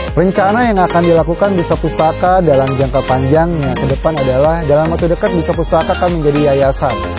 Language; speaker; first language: Indonesian; native; Indonesian